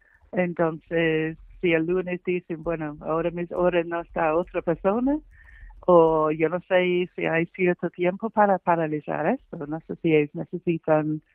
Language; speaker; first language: Spanish; non-native, fluent; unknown